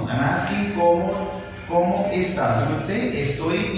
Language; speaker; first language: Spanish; non-native, learner; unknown